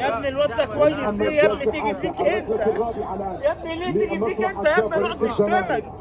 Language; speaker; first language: Arabic; native; Arabic